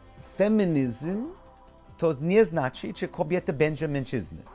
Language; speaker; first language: Polish; non-native, learner; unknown